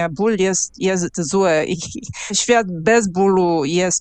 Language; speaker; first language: Polish; non-native, fluent; Korean